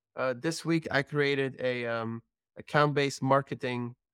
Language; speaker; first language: English; non-native, fluent; Dutch